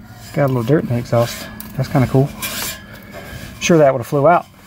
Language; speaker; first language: English; native; English